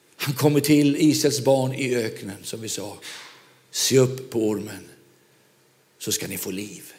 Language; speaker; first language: Swedish; native; Swedish